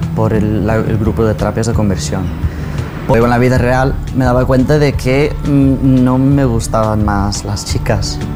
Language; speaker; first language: Spanish; non-native, fluent; English